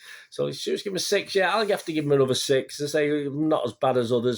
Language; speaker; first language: English; native; English